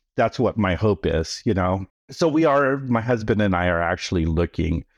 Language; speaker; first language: English; early bilingual, other home language; Filipino